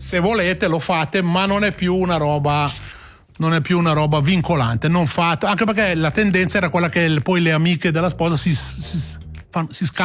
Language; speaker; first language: Italian; native; Italian